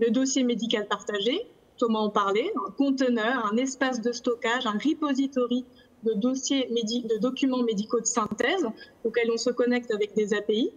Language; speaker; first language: French; native; French